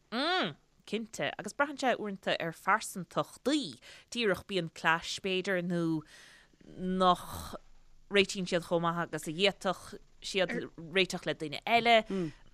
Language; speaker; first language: Irish; native; Irish